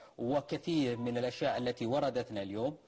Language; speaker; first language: Arabic; native; Arabic